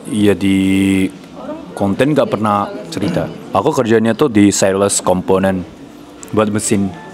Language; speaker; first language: Indonesian; non-native, fluent; Japanese